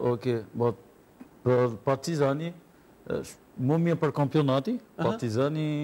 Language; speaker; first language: Albanian; non-native, learner; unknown